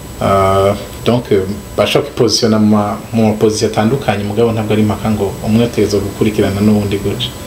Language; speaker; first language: Rundi; native; Rundi